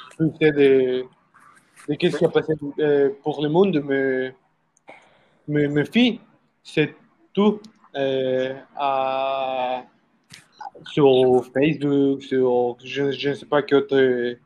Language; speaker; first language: French; non-native, learner; Spanish